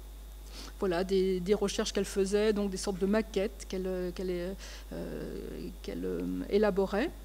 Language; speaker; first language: French; native; French